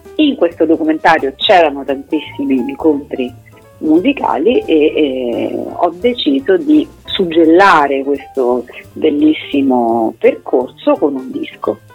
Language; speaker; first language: Italian; native; Italian